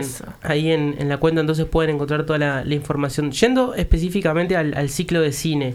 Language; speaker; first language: Spanish; native; Spanish